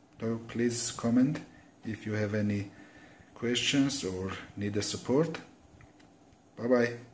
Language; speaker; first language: English; non-native, fluent; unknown